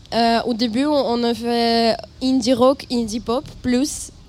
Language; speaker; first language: French; non-native, learner; Ukrainian